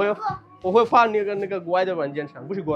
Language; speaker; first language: Chinese; non-native, learner; Bangla